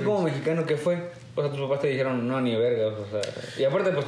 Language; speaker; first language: Spanish; native; Spanish